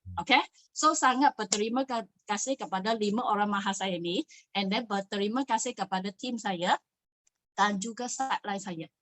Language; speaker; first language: Malay; non-native, local second language; Chinese